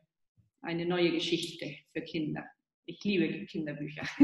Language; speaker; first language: German; early bilingual, heritage; Spanish